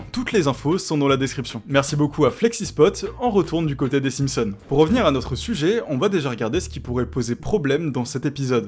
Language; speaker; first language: French; native; French